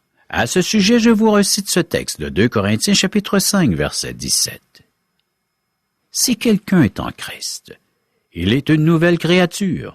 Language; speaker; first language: French; native; French